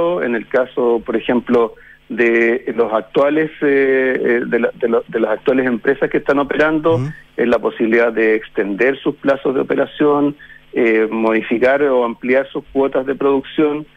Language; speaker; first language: Spanish; native; Spanish